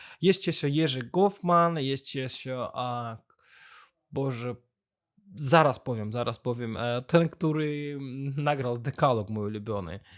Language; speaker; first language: Polish; non-native, fluent; Azerbaijani